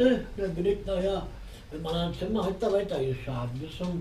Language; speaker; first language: German; native; German